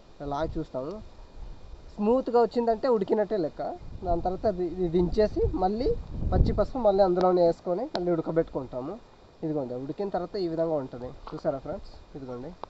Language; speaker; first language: Telugu; non-native, local second language; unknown